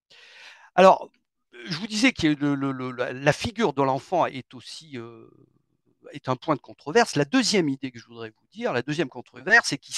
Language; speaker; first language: French; native; French